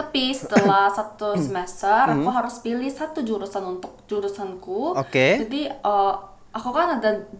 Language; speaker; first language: Indonesian; non-native, fluent; Korean